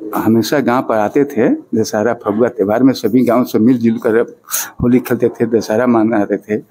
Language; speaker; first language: Hindi; native; Hindi